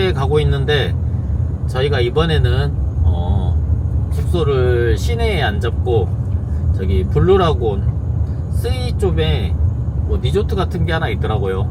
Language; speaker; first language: Korean; native; Korean